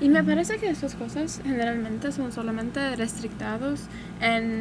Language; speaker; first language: Spanish; non-native, learner; English